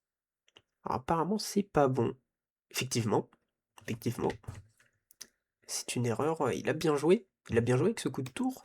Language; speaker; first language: French; native; French